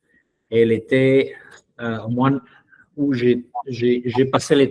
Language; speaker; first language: French; non-native, fluent; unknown